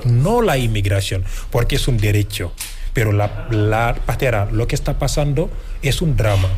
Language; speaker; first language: Spanish; non-native, fluent; Wolof